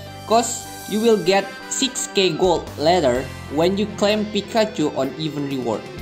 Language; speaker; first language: English; non-native, learner; Indonesian